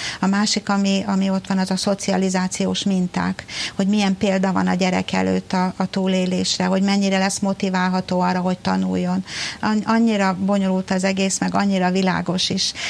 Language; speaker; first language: Hungarian; native; Hungarian